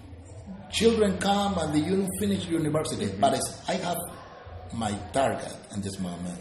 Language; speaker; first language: English; non-native, learner; Spanish